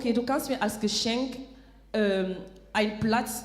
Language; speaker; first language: German; non-native, fluent; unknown